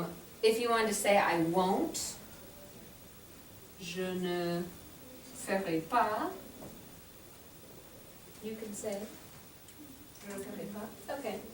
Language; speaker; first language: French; non-native, fluent; English